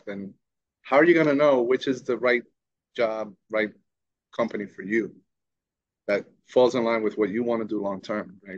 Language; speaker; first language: English; early bilingual, other home language; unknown